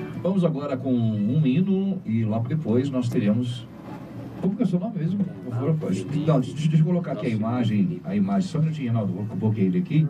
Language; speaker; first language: Portuguese; native; Portuguese